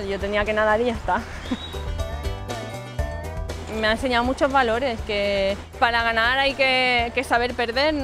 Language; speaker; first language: Spanish; native; Spanish